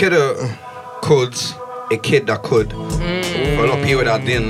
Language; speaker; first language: English; non-native, local second language; Yoruba